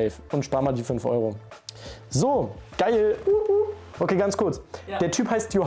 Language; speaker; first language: German; native; German